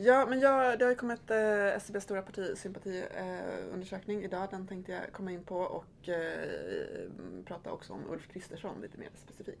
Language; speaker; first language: Swedish; native; Swedish